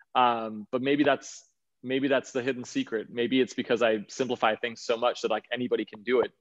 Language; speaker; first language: English; early bilingual, other home language; Danish